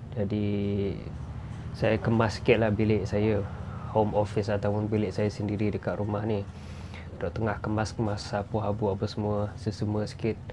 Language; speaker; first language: Malay; non-native, fluent; Western Cham